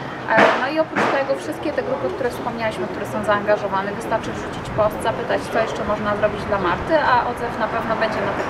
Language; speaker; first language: Polish; native; Polish